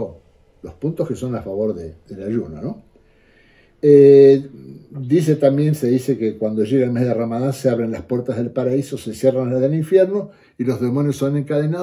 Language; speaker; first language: Spanish; native; Spanish